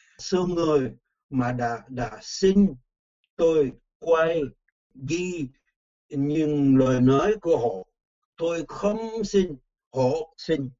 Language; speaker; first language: Vietnamese; non-native, fluent; French